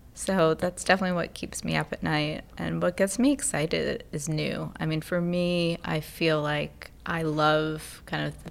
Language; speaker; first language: English; native; English